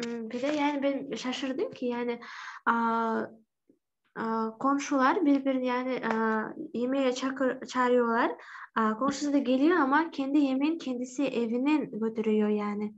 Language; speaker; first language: Turkish; non-native, learner; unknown